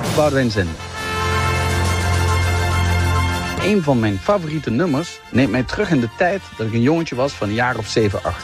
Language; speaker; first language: Dutch; native; Dutch